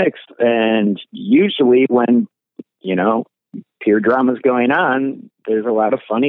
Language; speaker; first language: English; native; English